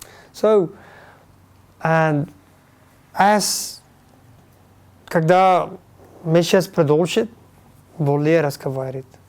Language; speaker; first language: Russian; non-native, learner; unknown